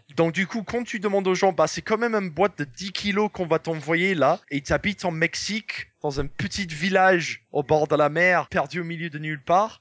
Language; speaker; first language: French; non-native, fluent; English